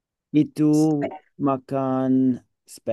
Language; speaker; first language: Indonesian; non-native, learner; English